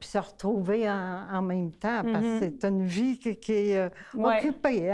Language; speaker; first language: French; native; French